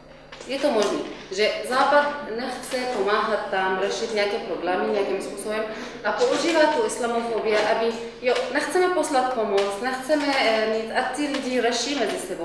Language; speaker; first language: Czech; non-native, fluent; Arabic